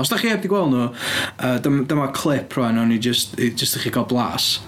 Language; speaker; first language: Welsh; native; Welsh